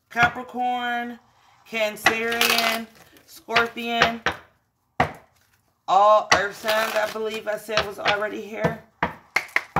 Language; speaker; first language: English; native; English